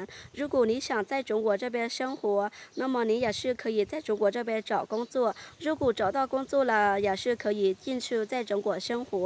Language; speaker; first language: Chinese; non-native, fluent; Lao